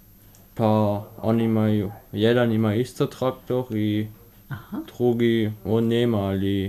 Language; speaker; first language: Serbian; early bilingual, heritage; Serbian